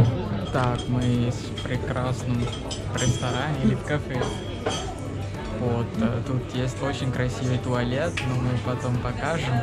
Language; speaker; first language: Russian; non-native, learner; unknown